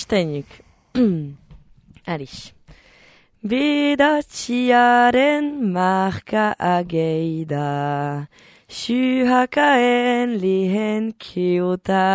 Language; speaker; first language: Basque; native; Basque